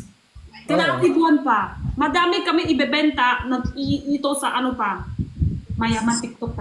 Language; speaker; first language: Filipino; non-native, local second language; Cebuano